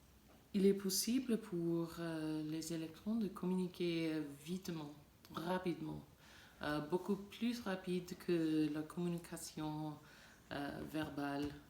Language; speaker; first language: French; non-native, learner; English